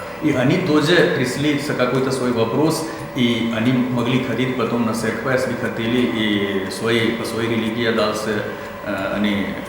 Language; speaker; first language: Russian; non-native, learner; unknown